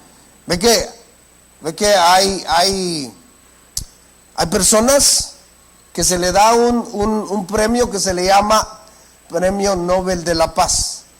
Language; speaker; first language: Spanish; native; Spanish